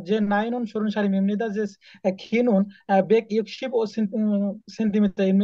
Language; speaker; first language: Korean; non-native, learner; Bangla